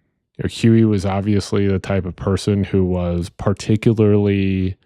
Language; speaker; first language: English; native; English